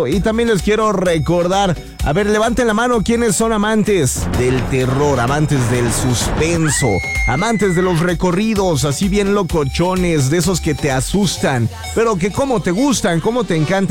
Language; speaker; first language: Spanish; native; Spanish